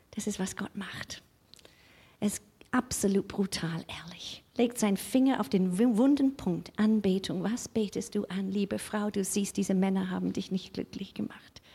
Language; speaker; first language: German; non-native, fluent; English